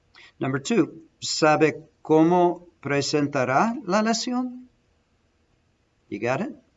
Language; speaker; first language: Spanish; non-native, fluent; English